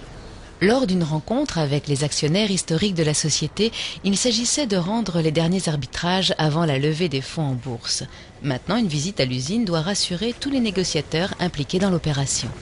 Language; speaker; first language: French; native; French